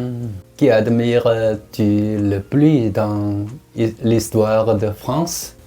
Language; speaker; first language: French; non-native, learner; Korean